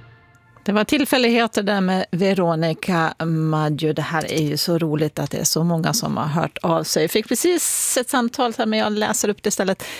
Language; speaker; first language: Swedish; native; Swedish